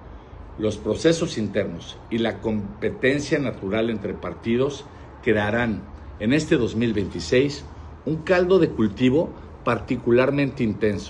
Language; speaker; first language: Spanish; native; Spanish